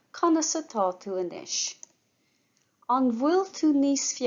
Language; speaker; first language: Irish; non-native, local second language; English